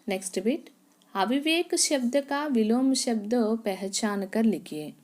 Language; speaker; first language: Hindi; non-native, local second language; Telugu